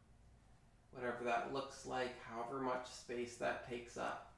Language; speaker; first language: English; native; English